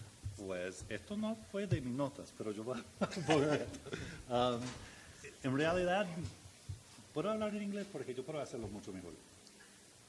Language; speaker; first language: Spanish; non-native, learner; English